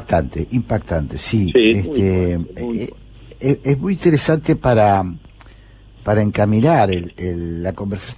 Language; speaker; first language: Spanish; native; Spanish